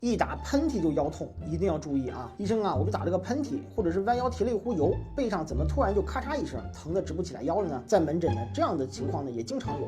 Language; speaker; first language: Chinese; native; Chinese